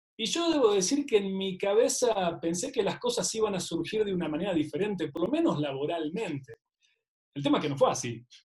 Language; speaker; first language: Spanish; native; Spanish